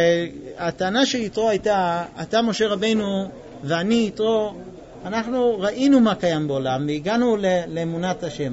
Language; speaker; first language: Hebrew; native; Hebrew